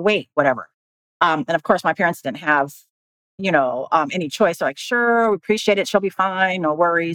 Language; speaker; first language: English; native; English